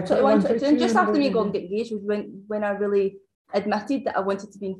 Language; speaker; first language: English; native; English